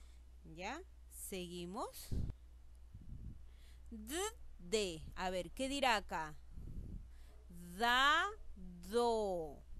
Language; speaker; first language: Spanish; native; Spanish